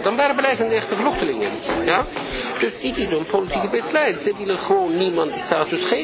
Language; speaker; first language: Dutch; non-native, learner; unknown